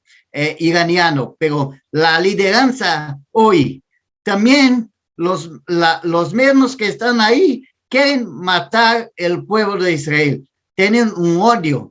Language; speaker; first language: Spanish; non-native, learner; Portuguese